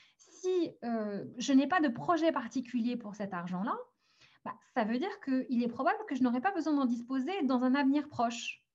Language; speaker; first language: French; early bilingual, other home language; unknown